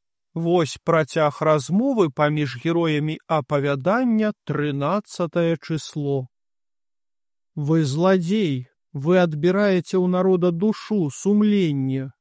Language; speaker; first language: Belarusian; native; Belarusian